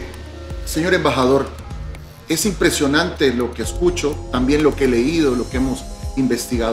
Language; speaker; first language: Spanish; native; Spanish